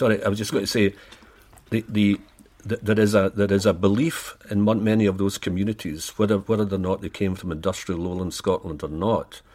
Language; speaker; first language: English; native; English